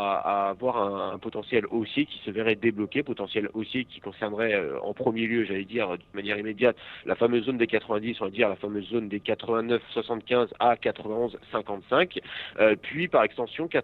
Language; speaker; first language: French; native; French